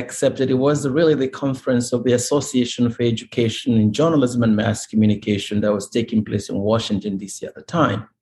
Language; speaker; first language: English; non-native, local second language; Igbo